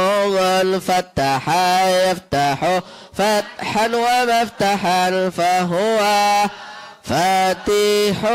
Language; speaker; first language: Arabic; non-native, fluent; Indonesian